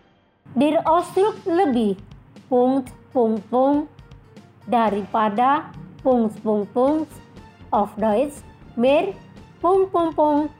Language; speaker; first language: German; non-native, fluent; Indonesian